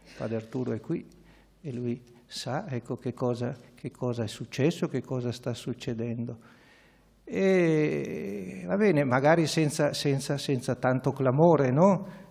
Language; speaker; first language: Italian; native; Italian